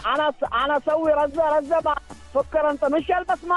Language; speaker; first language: Arabic; non-native, learner; Bangla